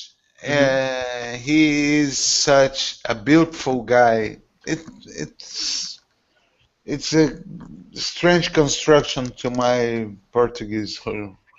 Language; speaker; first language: English; non-native, learner; Portuguese